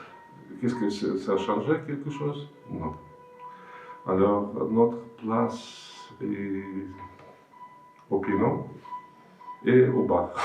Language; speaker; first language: French; non-native, fluent; Russian